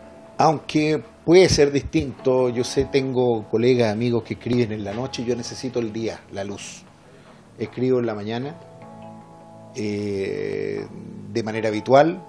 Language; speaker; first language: Spanish; native; Spanish